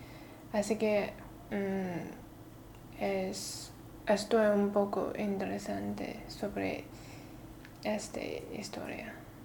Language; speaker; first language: Spanish; non-native, learner; Chinese